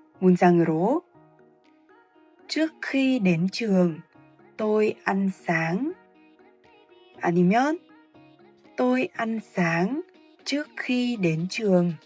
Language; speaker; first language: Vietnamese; non-native, fluent; Korean